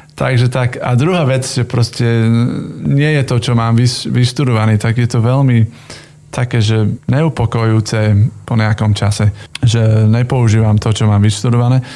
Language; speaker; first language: Slovak; non-native, fluent; English